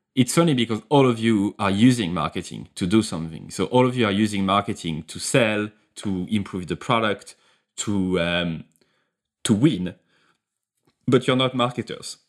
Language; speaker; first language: English; non-native, fluent; French